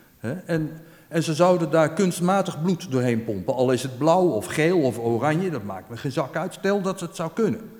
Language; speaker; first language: Dutch; native; Dutch